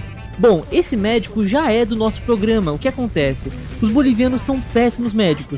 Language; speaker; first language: Portuguese; native; Portuguese